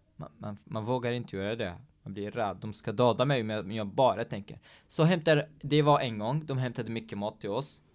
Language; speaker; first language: Swedish; non-native, fluent; Arabic